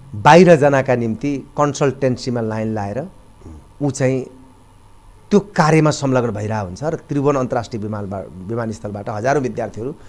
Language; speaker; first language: Nepali; native; Nepali